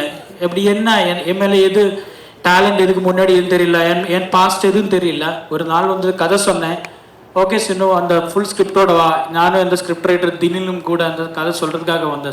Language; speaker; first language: Tamil; non-native, learner; Malayalam